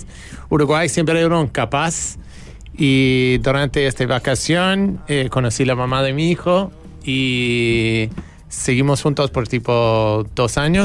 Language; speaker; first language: Spanish; non-native, fluent; English